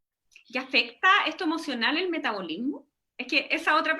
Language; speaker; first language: Spanish; native; Spanish